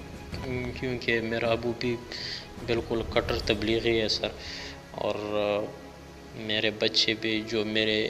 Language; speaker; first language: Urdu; non-native, local second language; Pashto